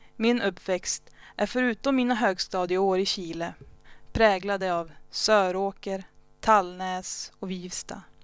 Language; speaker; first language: Swedish; early bilingual, other home language; Spanish